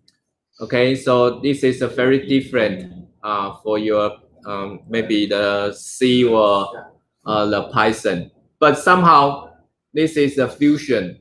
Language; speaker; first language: English; non-native, learner; Chinese